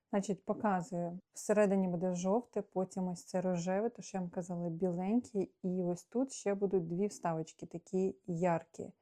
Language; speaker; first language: Ukrainian; non-native, local second language; Russian